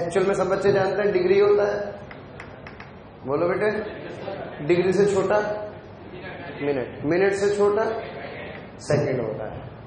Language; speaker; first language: Hindi; native; Hindi